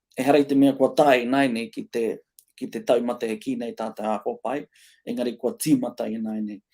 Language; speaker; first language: Māori; non-native, local second language; English